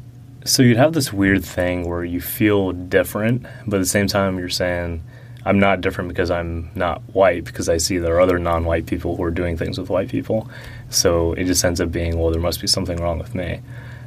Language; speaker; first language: English; early bilingual, other home language; Russian